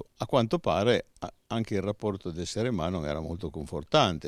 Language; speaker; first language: Italian; native; Italian